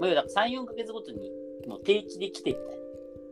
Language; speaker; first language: Japanese; native; Japanese